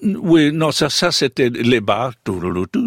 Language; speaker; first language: French; non-native, fluent; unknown